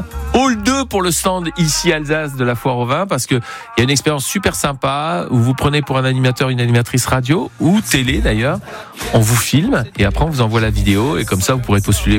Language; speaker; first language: French; native; French